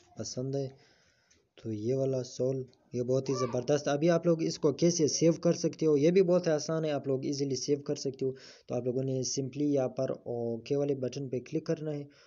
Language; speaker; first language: Urdu; non-native, local second language; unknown